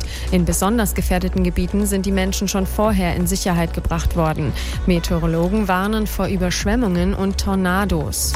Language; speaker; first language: German; native; German